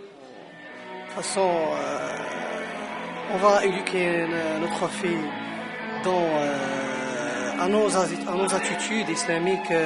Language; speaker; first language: French; non-native, local second language; Arabic